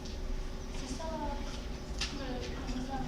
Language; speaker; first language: French; non-native, learner; Arabic